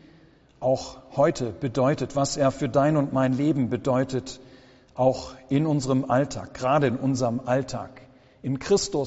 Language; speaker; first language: German; native; German